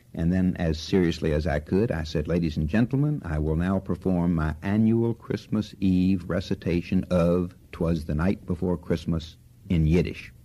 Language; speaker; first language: English; native; English